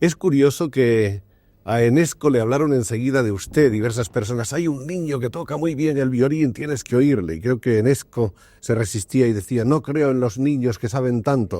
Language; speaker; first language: Spanish; native; Spanish